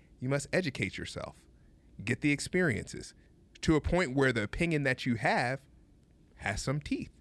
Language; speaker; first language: English; native; English